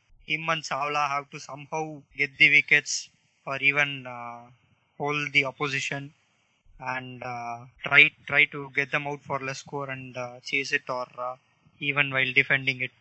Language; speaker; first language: English; non-native, local second language; Tamil